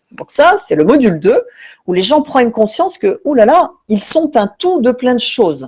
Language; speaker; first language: French; native; French